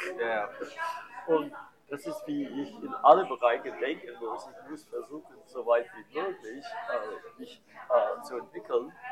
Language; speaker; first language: German; non-native, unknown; English